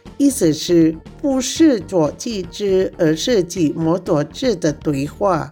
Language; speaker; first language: Chinese; non-native, fluent; Indonesian